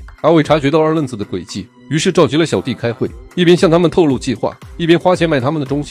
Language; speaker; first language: Chinese; native; Chinese